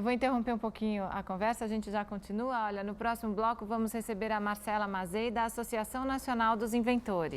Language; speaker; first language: Portuguese; native; Portuguese